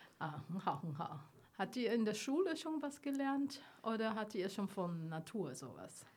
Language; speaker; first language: German; non-native, learner; Chinese